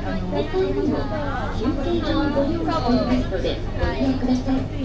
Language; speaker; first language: Japanese; native; Japanese